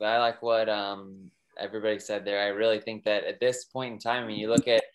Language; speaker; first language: English; native; English